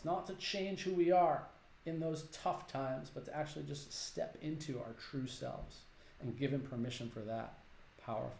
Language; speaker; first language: English; native; English